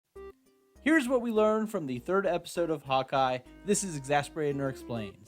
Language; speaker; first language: English; native; English